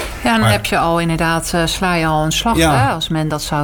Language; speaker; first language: Dutch; native; Dutch